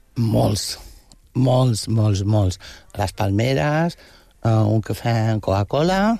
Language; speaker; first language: Catalan; non-native, local second language; Spanish